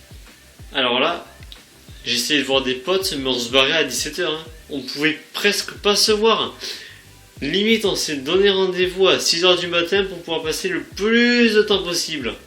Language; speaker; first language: French; native; French